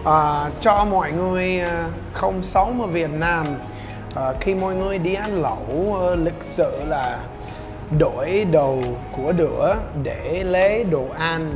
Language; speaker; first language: Vietnamese; non-native, learner; English